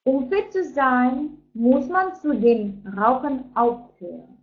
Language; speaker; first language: German; non-native, fluent; Russian